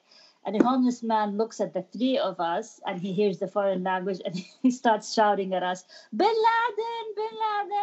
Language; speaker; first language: English; non-native, fluent; Arabic